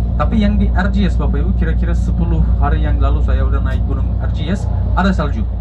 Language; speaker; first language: Indonesian; non-native, fluent; Turkish